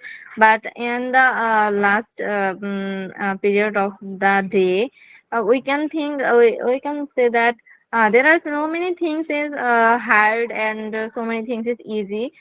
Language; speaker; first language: English; non-native, learner; Bangla